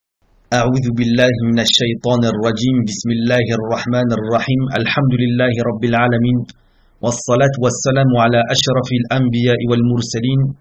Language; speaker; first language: Arabic; non-native, fluent; French